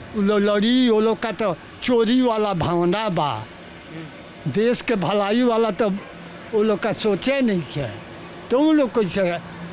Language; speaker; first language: Bhojpuri; native; Bhojpuri